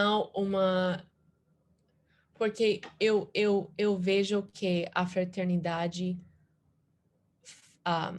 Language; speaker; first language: Portuguese; non-native, learner; English